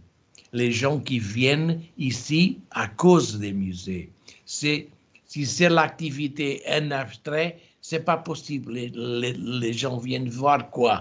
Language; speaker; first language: French; non-native, fluent; Portuguese